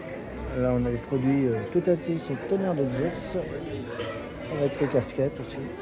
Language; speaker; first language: French; native; French